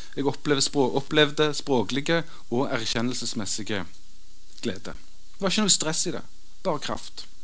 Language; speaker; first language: Norwegian; native; Norwegian